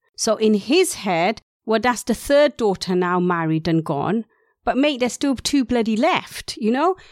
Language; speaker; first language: English; non-native, local second language; Urdu